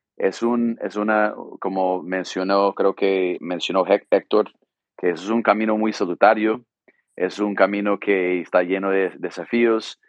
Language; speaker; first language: Spanish; non-native, fluent; English